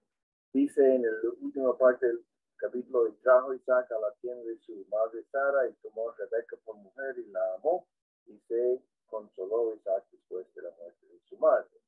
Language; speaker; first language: Spanish; non-native, fluent; English